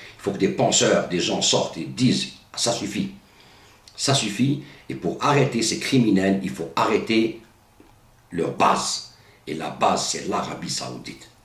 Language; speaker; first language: French; non-native, local second language; Arabic